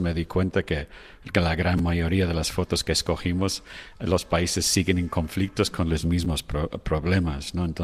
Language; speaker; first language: Spanish; non-native, fluent; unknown